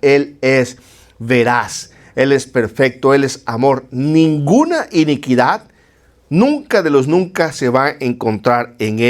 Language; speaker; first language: Spanish; native; Spanish